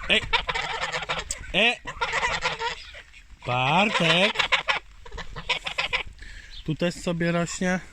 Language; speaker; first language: Polish; native; Polish